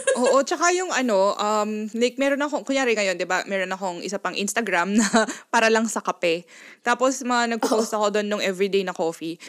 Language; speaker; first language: Filipino; non-native, local second language; Pampanga